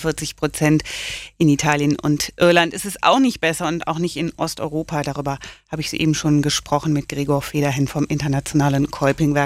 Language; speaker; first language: German; native; German